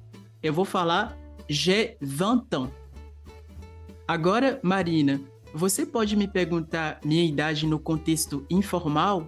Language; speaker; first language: Portuguese; non-native, fluent; French